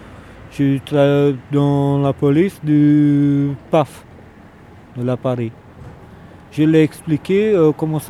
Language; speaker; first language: French; non-native, learner; Romanian